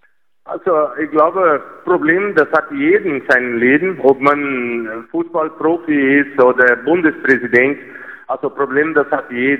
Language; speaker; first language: German; non-native, fluent; Portuguese